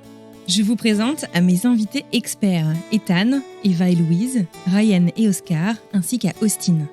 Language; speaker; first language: French; native; French